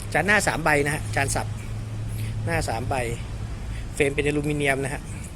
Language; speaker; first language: Thai; native; Thai